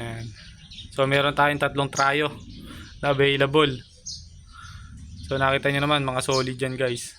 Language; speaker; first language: Filipino; non-native, local second language; Cebuano